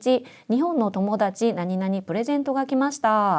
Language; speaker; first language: Japanese; non-native, fluent; Korean